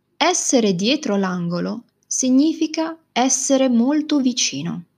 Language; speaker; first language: Italian; native; Italian